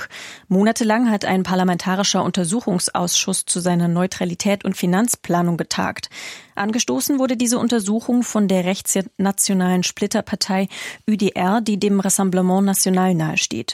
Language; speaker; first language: German; native; German